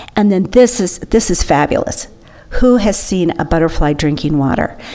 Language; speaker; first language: English; native; English